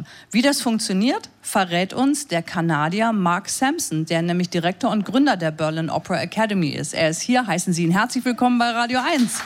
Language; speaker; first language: German; native; German